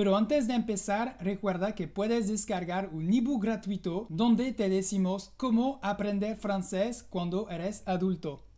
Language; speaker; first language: Spanish; non-native, fluent; French